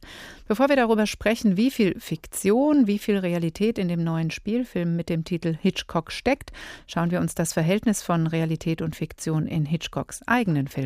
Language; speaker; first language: German; native; German